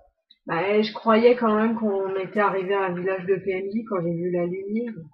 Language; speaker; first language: French; native; French